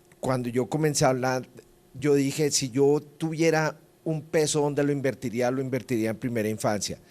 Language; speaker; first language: Spanish; native; Spanish